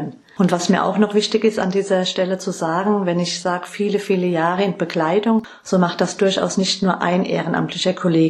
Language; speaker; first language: German; native; German